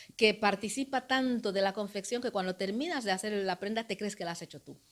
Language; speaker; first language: Spanish; native; Spanish